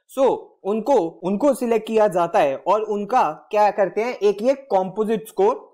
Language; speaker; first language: Hindi; native; Hindi